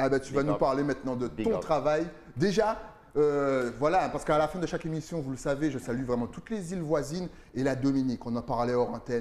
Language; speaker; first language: French; native; French